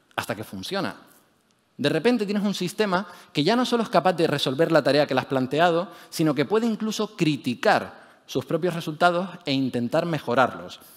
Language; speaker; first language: Spanish; native; Spanish